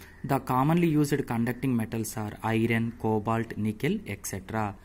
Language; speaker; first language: English; non-native, local second language; Telugu